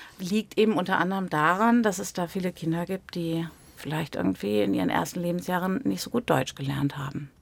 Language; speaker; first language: German; native; German